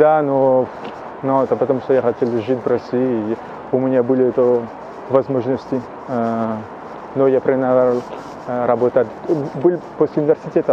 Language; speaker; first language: Russian; non-native, learner; French